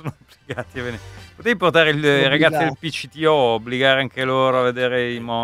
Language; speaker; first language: Italian; native; Italian